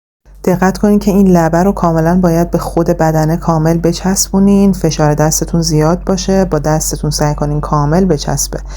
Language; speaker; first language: Persian; native; Persian